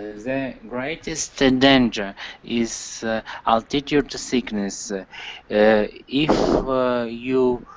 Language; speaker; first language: English; non-native, learner; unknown